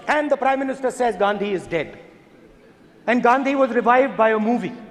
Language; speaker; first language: English; non-native, local second language; Hindi